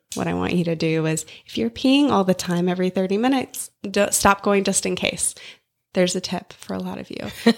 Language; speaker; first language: English; native; English